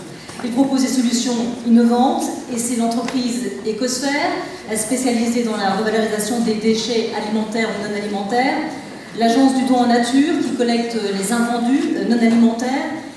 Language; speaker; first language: French; native; French